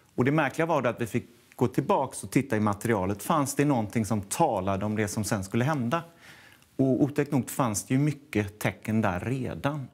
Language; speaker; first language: Swedish; native; Swedish